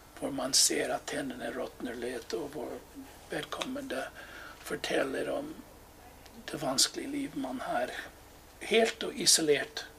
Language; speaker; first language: Norwegian; non-native, fluent; English